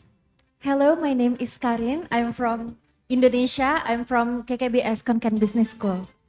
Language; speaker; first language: English; non-native, learner; Indonesian